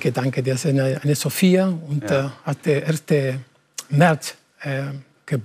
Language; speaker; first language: German; non-native, learner; Spanish